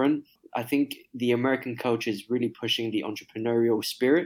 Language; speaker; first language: English; non-native, local second language; Cantonese